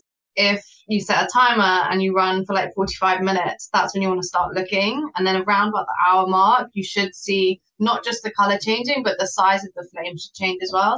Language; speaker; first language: English; native; English